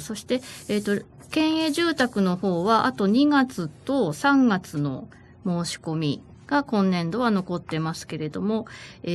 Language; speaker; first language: Japanese; native; Japanese